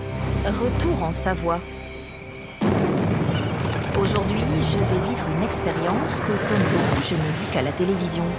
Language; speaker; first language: French; native; French